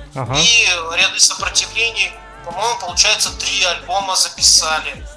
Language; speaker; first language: Russian; native; Russian